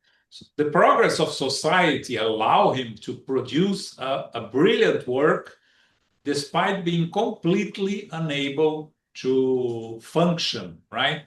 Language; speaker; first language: English; non-native, fluent; Portuguese